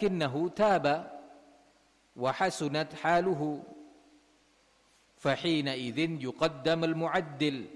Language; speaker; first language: Arabic; non-native, fluent; Indonesian